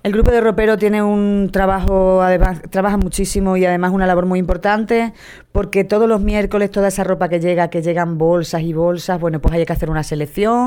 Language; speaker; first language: Spanish; native; Spanish